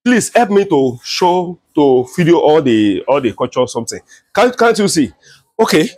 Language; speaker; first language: English; non-native, local second language; Yoruba